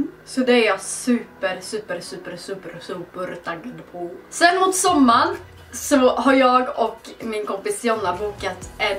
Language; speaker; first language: Swedish; native; Swedish